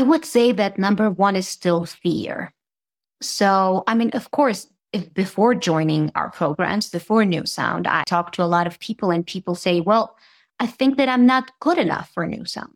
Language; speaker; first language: English; non-native, fluent; Serbian